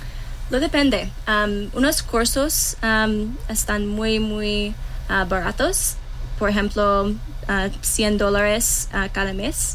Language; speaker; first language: Spanish; non-native, learner; English